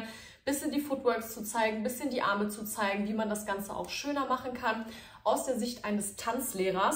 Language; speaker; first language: German; native; German